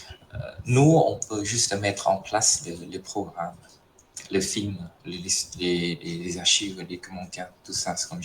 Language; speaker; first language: French; non-native, fluent; Khmer